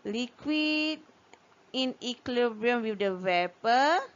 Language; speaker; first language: English; non-native, local second language; Malay